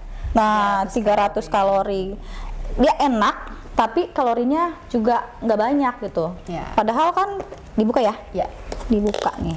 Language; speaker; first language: Indonesian; native; Indonesian